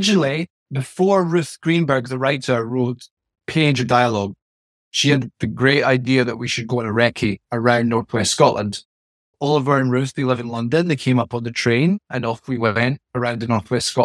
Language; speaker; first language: English; native; English